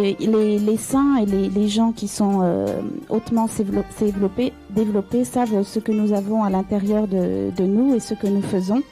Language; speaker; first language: French; native; French